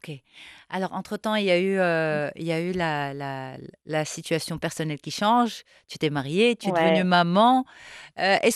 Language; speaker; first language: French; non-native, local second language; Arabic